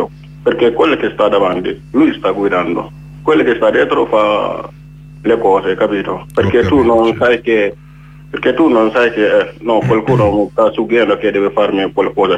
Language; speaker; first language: Italian; non-native, learner; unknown